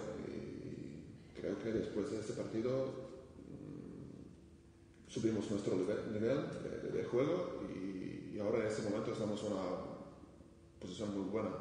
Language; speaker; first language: Spanish; non-native, fluent; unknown